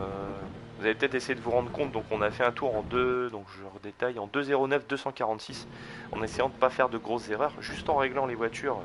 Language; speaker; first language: French; native; French